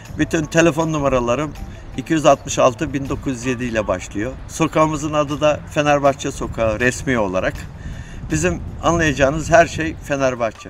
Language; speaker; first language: Turkish; native; Turkish